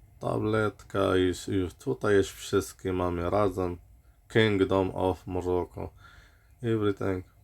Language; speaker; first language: Polish; non-native, learner; Arabic